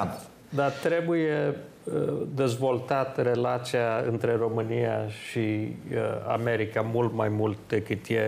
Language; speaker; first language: Romanian; early bilingual, heritage; Romanian